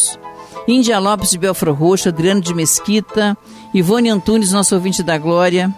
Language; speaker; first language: Portuguese; native; Portuguese